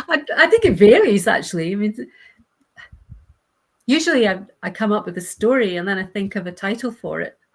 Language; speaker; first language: English; native; English